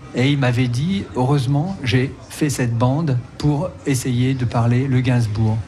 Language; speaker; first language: French; native; French